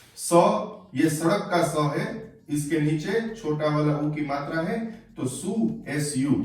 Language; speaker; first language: Hindi; non-native, local second language; Gujarati